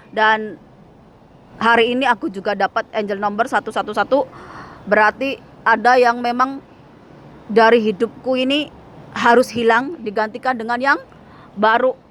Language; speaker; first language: Indonesian; non-native, local second language; Javanese